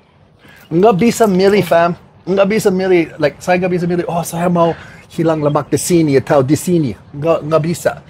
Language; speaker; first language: Indonesian; non-native, fluent; English